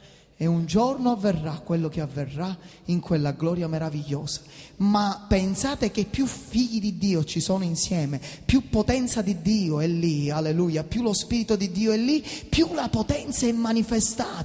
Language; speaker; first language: Italian; native; Italian